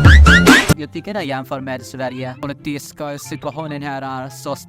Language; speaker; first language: Swedish; non-native, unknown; Filipino